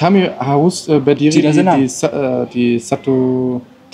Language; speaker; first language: Indonesian; non-native, learner; German